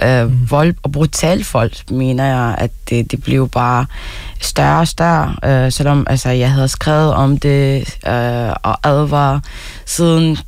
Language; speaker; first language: Danish; non-native, fluent; Arabic